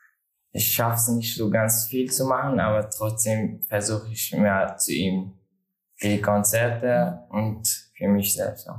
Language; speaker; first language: German; non-native, learner; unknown